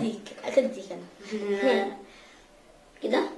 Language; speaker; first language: Arabic; native; Arabic